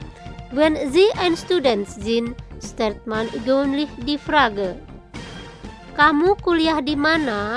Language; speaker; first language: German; non-native, fluent; Indonesian